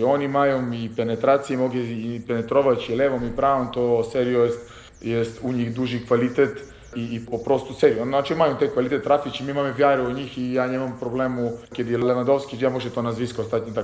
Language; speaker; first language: Polish; non-native, fluent; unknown